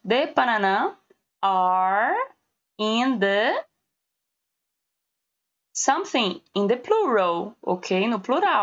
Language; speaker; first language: English; non-native, learner; Portuguese